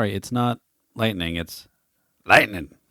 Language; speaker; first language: English; native; English